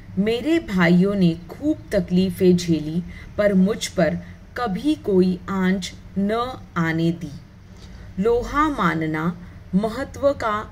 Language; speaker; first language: Hindi; non-native, local second language; Marathi